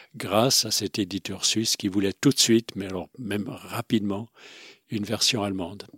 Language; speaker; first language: French; non-native, fluent; Swiss German